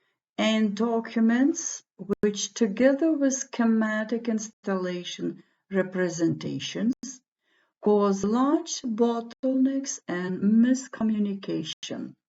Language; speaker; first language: English; non-native, fluent; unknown